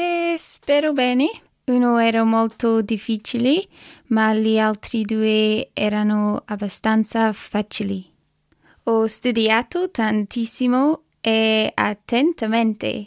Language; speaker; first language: Italian; non-native, learner; English